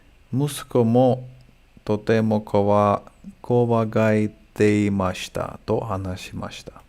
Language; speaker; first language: Japanese; non-native, learner; English